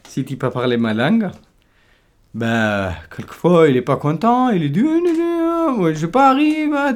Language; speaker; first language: French; non-native, learner; Kurdish